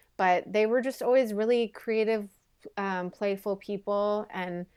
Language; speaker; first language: English; native; English